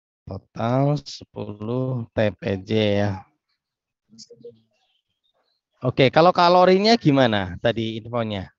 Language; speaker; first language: Indonesian; native; Indonesian